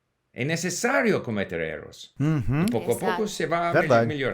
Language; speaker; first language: Portuguese; non-native, learner; English